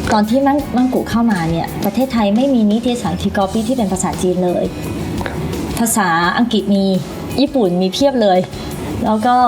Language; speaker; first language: Thai; early bilingual, other home language; Chinese